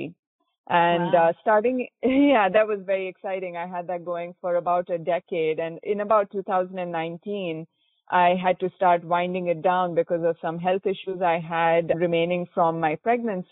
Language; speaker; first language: English; non-native, local second language; Konkani